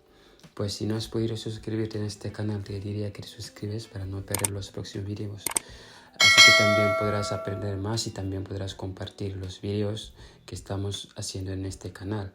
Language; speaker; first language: Spanish; non-native, fluent; Fula